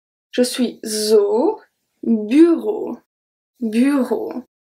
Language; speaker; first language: French; native; French